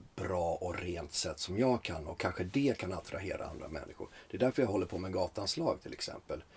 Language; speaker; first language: Swedish; early bilingual, other home language; Finnish